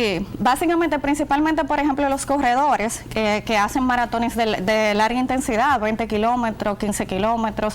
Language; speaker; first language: Spanish; native; Spanish